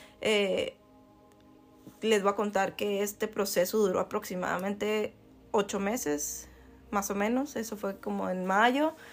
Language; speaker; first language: Spanish; native; Spanish